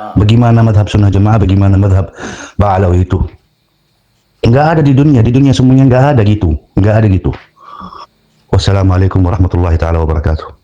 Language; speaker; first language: Indonesian; non-native, learner; Arabic